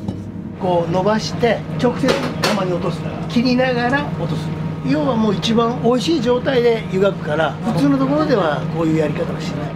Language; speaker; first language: Japanese; native; Japanese